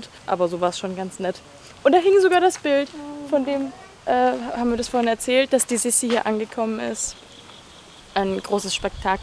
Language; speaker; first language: German; native; German